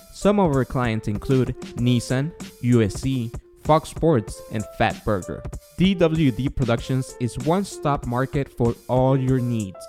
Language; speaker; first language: English; non-native, fluent; Spanish